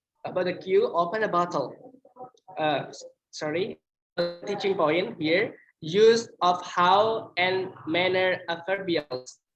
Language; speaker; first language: English; non-native, learner; Indonesian